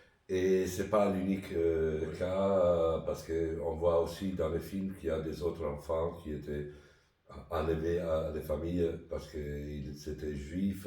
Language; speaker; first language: French; non-native, fluent; Italian